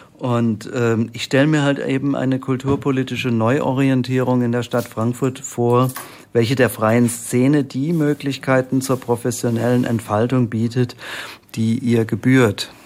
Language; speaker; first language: German; native; German